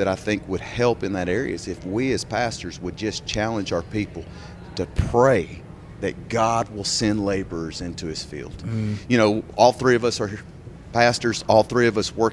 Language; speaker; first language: English; native; English